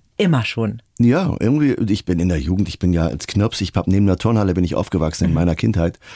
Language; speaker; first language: German; native; German